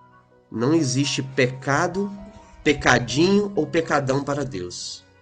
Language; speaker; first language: Portuguese; native; Portuguese